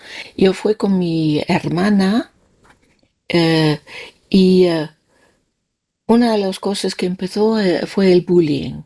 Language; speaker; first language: Spanish; non-native, learner; Danish